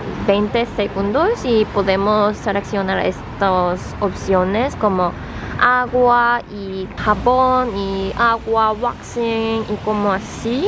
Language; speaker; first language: Spanish; non-native, learner; Korean